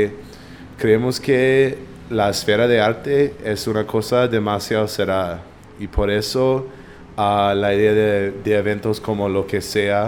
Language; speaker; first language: Spanish; non-native, fluent; English